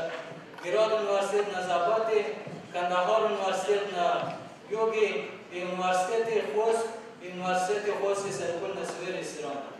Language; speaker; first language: Russian; non-native, learner; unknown